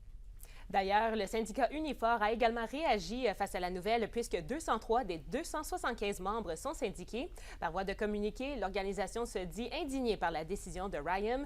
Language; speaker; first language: French; native; French